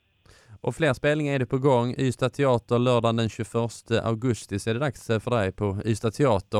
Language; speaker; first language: Swedish; native; Swedish